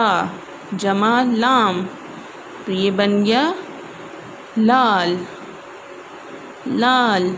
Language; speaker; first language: Urdu; non-native, local second language; Pashto